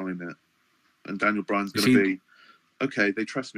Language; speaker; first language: English; native; English